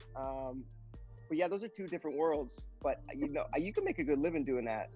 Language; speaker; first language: English; native; English